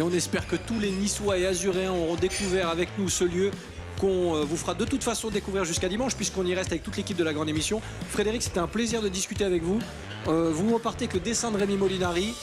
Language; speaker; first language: French; native; French